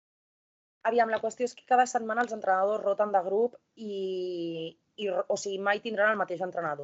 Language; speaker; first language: Catalan; native; Catalan